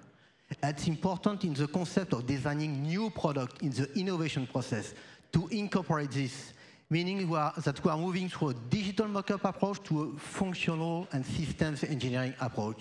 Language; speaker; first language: English; non-native, fluent; French